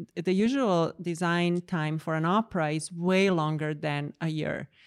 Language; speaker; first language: English; non-native, fluent; Croatian